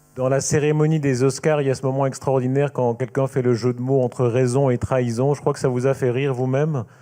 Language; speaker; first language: French; native; French